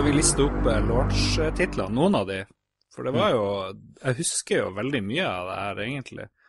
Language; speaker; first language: Norwegian; native; Norwegian